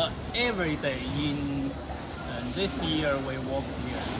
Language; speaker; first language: English; non-native, learner; Chinese